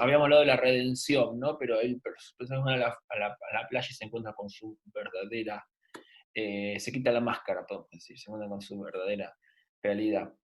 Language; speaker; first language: Spanish; native; Spanish